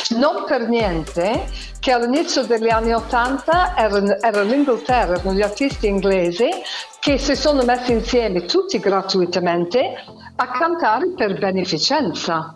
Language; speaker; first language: Italian; non-native, fluent; English